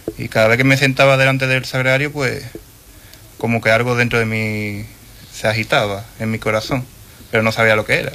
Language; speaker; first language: Spanish; native; Spanish